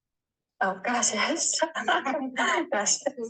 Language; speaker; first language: Spanish; non-native, learner; English